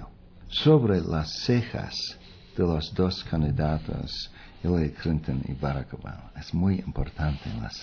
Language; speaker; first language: Spanish; non-native, fluent; English